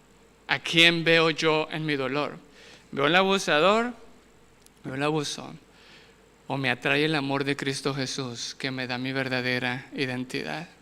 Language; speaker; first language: Spanish; native; Spanish